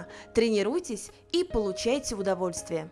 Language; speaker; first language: Russian; native; Russian